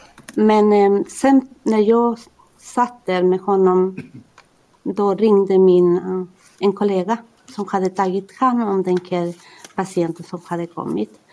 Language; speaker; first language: Swedish; non-native, fluent; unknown